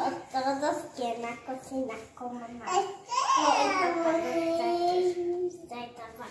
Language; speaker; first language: Spanish; early bilingual, heritage; Spanish